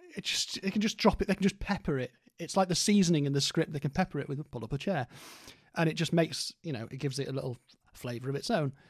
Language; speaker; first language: English; native; English